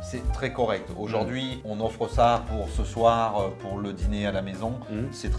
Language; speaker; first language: French; native; French